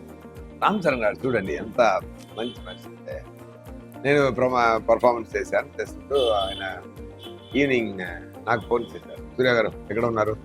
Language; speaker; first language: Telugu; non-native, fluent; Tamil